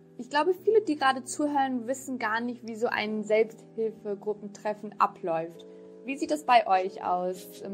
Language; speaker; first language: German; native; German